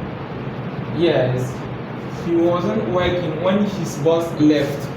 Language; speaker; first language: English; non-native, fluent; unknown